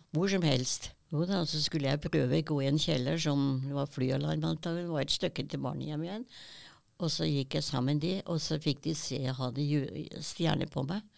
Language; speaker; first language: Norwegian; early bilingual, other home language; German